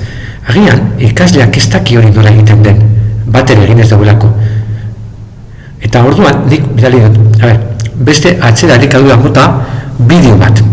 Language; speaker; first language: Basque; non-native, local second language; Spanish